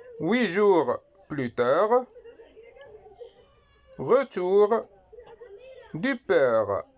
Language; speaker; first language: French; non-native, local second language; Arabic